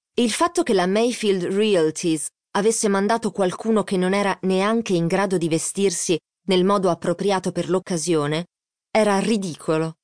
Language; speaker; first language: Italian; native; Italian